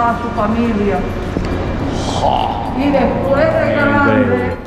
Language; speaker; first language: Spanish; native; Spanish